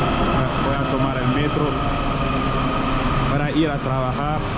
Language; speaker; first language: Spanish; non-native, learner; French